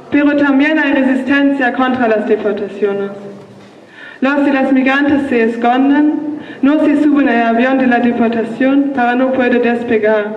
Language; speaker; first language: Spanish; non-native, learner; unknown